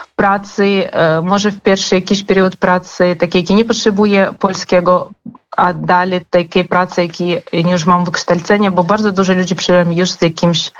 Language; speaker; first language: Polish; non-native, fluent; Ukrainian